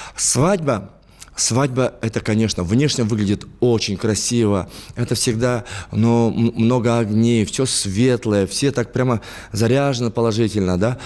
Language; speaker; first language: Russian; non-native, local second language; Yakut